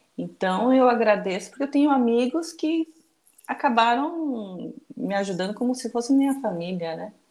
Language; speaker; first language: Portuguese; early bilingual, other home language; Japanese